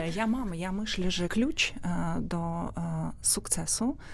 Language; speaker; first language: Polish; non-native, learner; Ukrainian